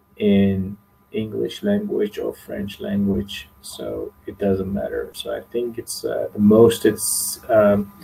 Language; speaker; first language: English; non-native, fluent; Dutch